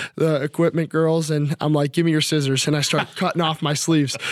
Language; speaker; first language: English; native; English